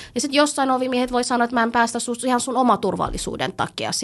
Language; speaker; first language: Finnish; early bilingual, other home language; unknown